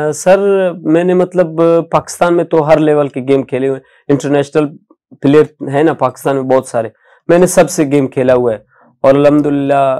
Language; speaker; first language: Urdu; non-native, local second language; Baluchi